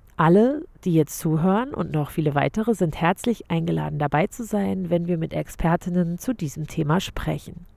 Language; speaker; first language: German; native; German